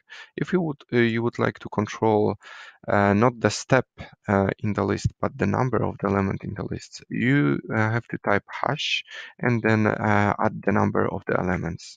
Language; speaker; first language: English; non-native, fluent; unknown